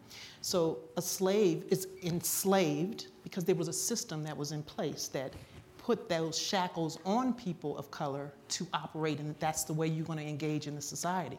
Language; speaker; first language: English; native; English